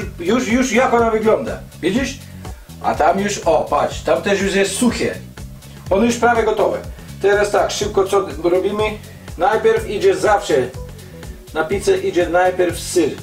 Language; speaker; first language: Polish; non-native, learner; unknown